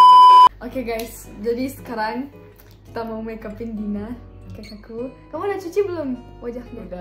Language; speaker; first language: Indonesian; non-native, fluent; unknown